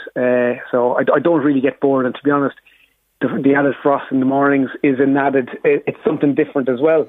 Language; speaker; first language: English; native; English